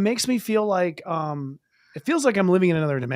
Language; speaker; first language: English; native; English